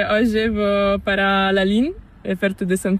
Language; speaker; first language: Spanish; non-native, learner; Italian